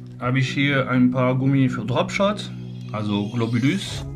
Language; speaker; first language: German; non-native, learner; French